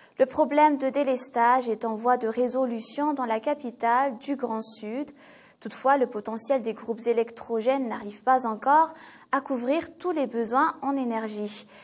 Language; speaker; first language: French; non-native, local second language; Malagasy